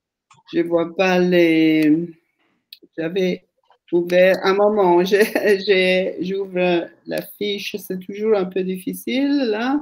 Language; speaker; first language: French; non-native, fluent; Italian